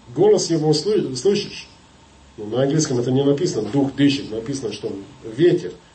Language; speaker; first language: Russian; non-native, fluent; English